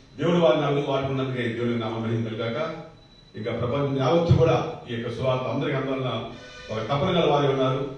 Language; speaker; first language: Telugu; native; Telugu